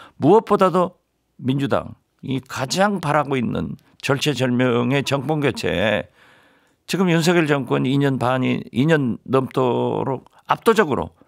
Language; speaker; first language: Korean; native; Korean